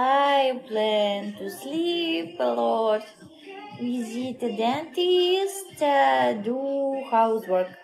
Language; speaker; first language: English; non-native, learner; Russian